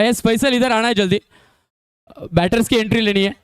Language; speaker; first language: Hindi; non-native, local second language; Marathi